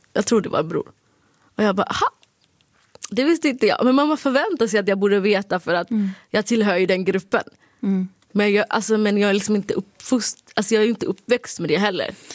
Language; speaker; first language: Swedish; early bilingual, other home language; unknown